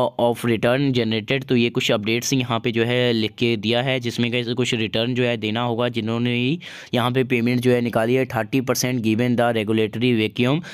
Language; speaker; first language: Hindi; native; Hindi